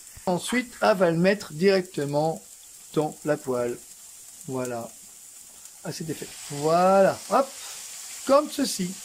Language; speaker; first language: French; native; French